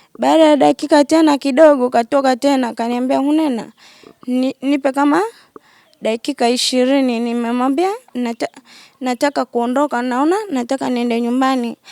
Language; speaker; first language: Swahili; native; Swahili